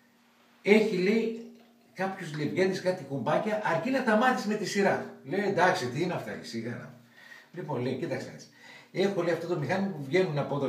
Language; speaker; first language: Greek; native; Greek